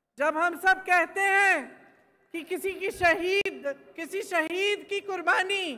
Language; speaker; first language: Hindi; native; Hindi